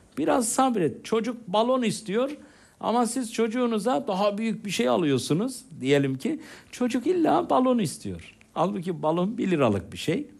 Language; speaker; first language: Turkish; native; Turkish